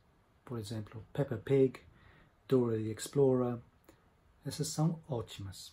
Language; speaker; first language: Portuguese; non-native, fluent; English